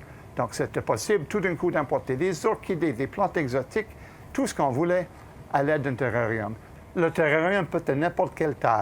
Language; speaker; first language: French; native; French